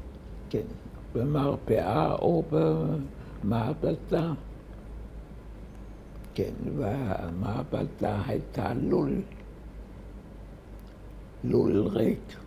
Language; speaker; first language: Hebrew; early bilingual, other home language; German